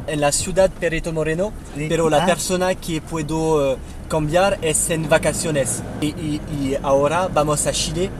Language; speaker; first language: Spanish; non-native, learner; French